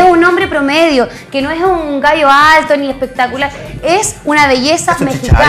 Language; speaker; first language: Spanish; native; Spanish